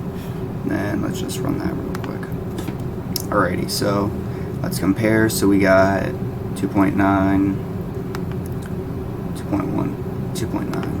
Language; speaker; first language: English; native; English